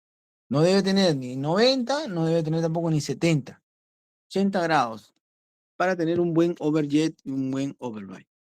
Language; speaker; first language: Spanish; native; Spanish